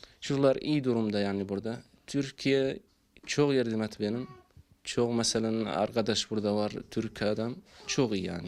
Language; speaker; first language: Turkish; non-native, learner; Arabic